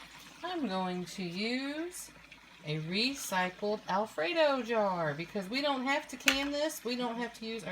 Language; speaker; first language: English; native; English